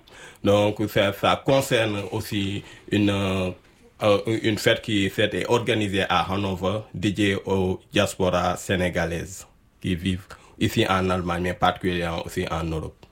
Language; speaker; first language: French; non-native, local second language; Wolof